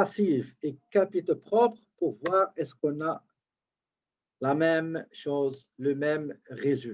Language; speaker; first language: French; native; French